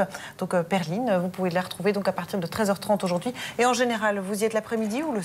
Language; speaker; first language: French; native; French